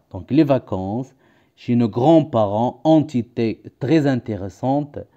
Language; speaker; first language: French; non-native, local second language; Arabic